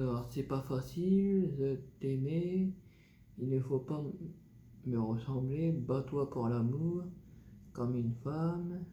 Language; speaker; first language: French; native; French